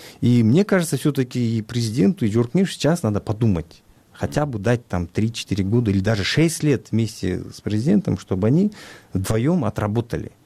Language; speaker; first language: Russian; non-native, local second language; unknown